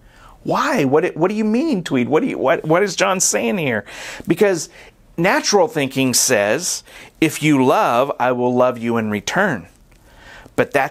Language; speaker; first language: English; native; English